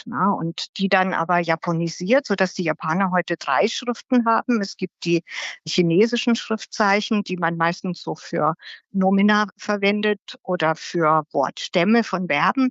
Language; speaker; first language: German; native; German